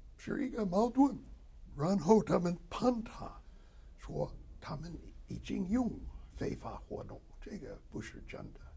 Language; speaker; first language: Chinese; non-native, fluent; English